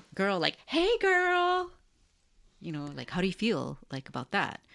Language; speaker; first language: English; native; English